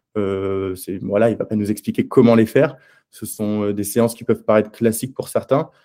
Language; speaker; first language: French; native; French